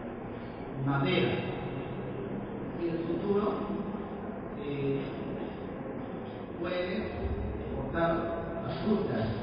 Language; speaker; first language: Spanish; non-native, learner; Chinese